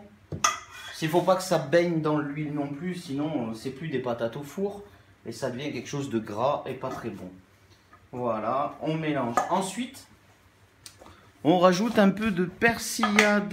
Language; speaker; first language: French; native; French